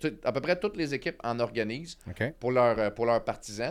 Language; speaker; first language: French; native; French